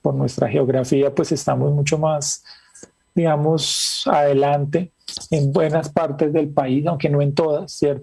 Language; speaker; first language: Spanish; native; Spanish